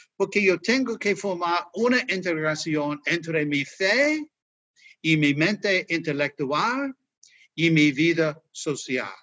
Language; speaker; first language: Spanish; non-native, learner; English